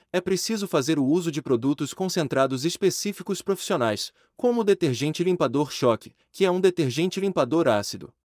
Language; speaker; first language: Portuguese; native; Portuguese